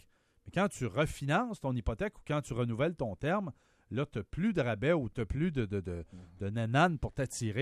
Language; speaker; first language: French; native; French